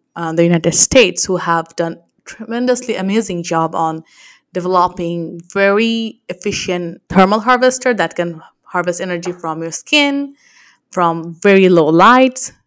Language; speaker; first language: English; non-native, local second language; Bangla